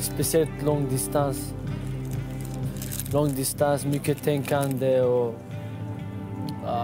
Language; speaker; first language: Swedish; non-native, local second language; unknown